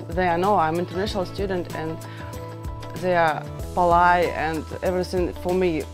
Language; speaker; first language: English; non-native, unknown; Russian